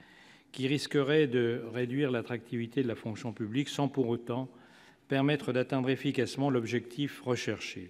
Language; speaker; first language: French; native; French